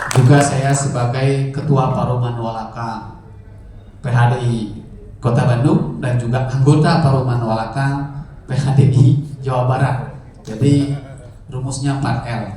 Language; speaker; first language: Indonesian; non-native, local second language; Balinese